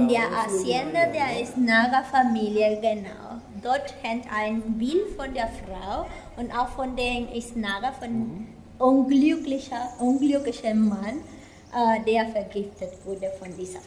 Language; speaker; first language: German; non-native, fluent; Spanish